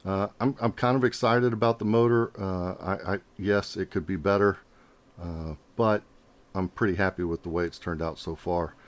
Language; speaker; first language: English; native; English